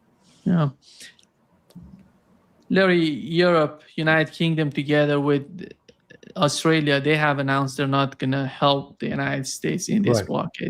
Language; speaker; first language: English; non-native, fluent; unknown